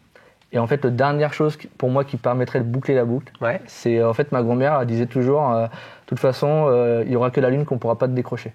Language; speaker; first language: French; native; French